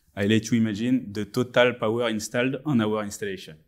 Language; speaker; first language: English; non-native, fluent; French